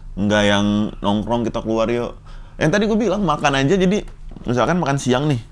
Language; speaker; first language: Indonesian; early bilingual, other home language; Fula